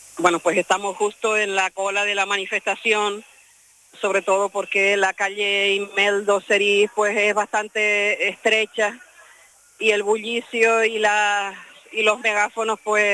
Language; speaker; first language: Spanish; native; Spanish